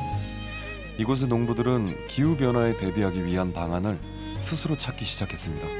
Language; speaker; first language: Korean; native; Korean